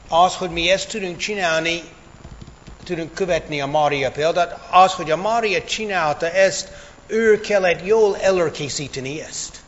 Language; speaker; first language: Hungarian; non-native, fluent; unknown